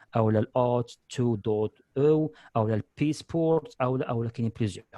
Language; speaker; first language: Arabic; native; Arabic